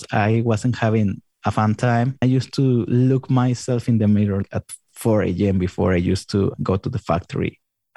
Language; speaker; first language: English; non-native, fluent; Spanish